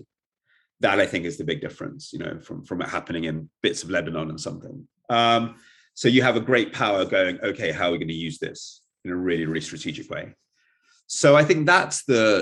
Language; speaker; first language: English; non-native, local second language; Russian